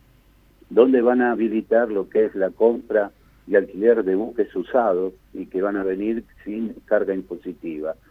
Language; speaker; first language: Spanish; native; Spanish